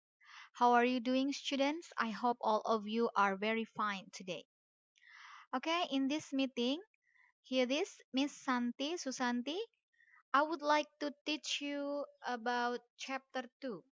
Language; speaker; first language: English; non-native, fluent; Indonesian